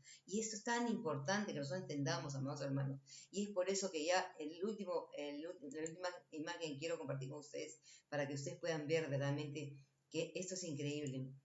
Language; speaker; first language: Spanish; native; Spanish